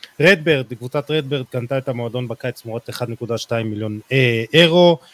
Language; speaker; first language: Hebrew; native; Hebrew